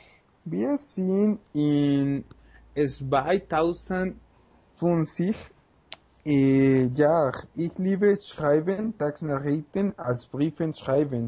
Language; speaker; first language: German; non-native, learner; Spanish